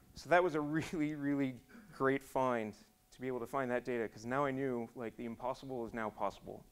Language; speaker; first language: English; native; English